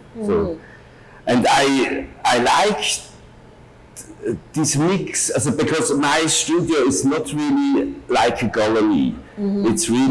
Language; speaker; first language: English; non-native, learner; German